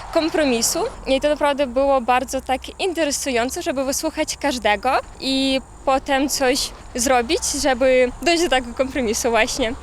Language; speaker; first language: Polish; non-native, fluent; Ukrainian